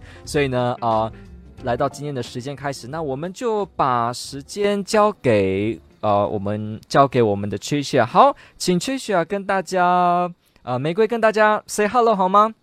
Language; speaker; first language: Chinese; native; Chinese